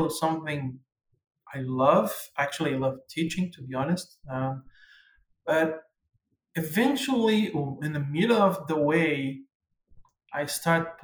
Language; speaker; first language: English; non-native, fluent; Portuguese